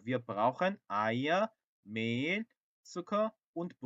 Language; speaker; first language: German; non-native, fluent; Korean